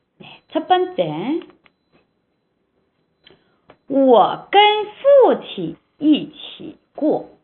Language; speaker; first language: Chinese; non-native, fluent; Korean